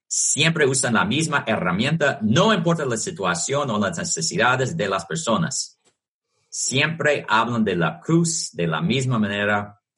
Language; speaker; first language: Spanish; non-native, fluent; English